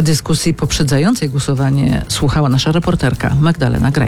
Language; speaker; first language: Polish; native; Polish